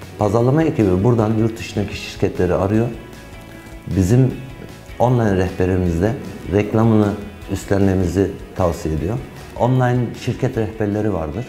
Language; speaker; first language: Turkish; early bilingual, heritage; Turkish